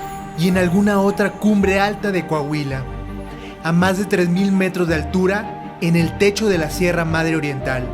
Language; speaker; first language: Spanish; native; Spanish